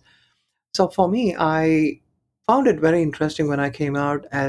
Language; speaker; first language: English; non-native, local second language; Tamil